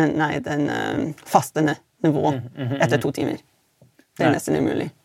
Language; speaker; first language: Swedish; non-native, fluent; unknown